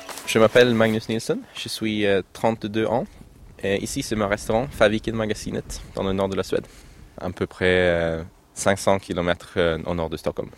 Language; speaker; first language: French; non-native, learner; Swedish